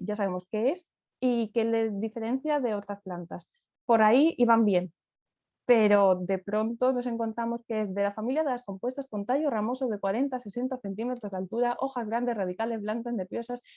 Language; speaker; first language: Spanish; native; Spanish